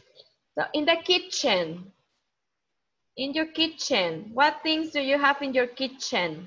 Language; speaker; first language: English; non-native, fluent; Spanish